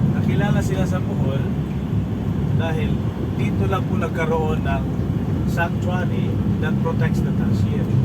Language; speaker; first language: Filipino; non-native, local second language; Cebuano